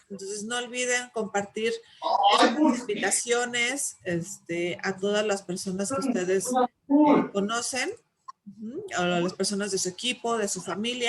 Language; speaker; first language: Spanish; native; Spanish